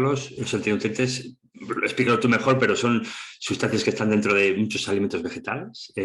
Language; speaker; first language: Spanish; native; Spanish